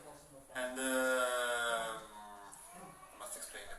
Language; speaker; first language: English; non-native, learner; Italian